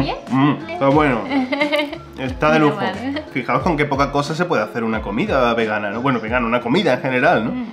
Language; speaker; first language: Spanish; native; Spanish